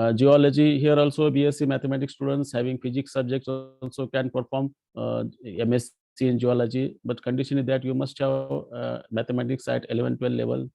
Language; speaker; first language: English; non-native, local second language; Marathi